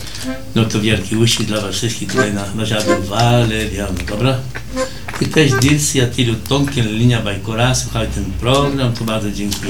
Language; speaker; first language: Polish; early bilingual, heritage; Polish